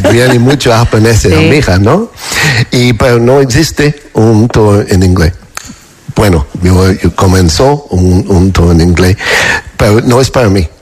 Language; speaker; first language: Spanish; non-native, fluent; English